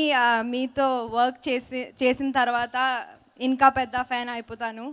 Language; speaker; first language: Telugu; non-native, fluent; Hindi